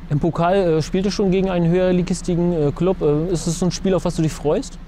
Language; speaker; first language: German; native; German